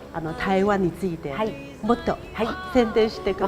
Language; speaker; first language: Japanese; non-native, fluent; Chinese